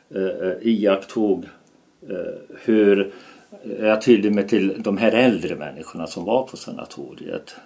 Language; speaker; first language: Swedish; native; Swedish